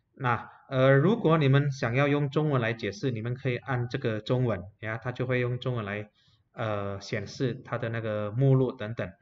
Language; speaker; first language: Chinese; non-native, fluent; Indonesian